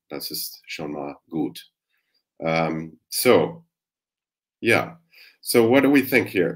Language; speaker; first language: German; non-native, fluent; English